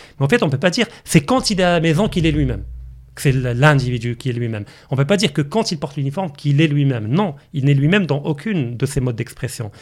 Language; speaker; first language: French; non-native, local second language; Arabic